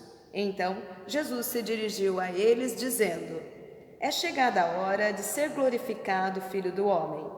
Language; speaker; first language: Portuguese; native; Portuguese